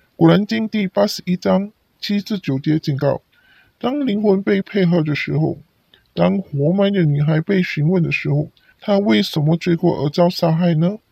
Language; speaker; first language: Chinese; non-native, local second language; Cantonese